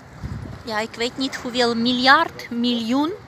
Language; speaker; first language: Dutch; non-native, fluent; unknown